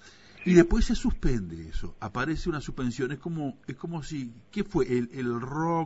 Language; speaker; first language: Spanish; native; Spanish